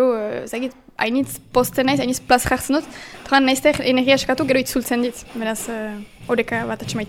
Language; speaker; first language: Basque; native; Basque